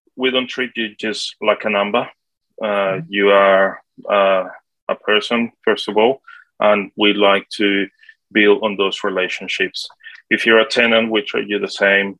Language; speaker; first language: English; non-native, fluent; Spanish